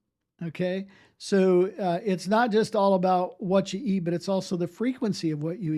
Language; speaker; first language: English; native; English